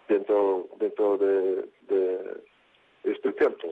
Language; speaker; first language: Spanish; non-native, fluent; English